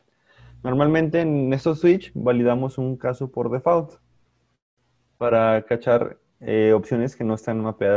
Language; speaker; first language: Spanish; native; Spanish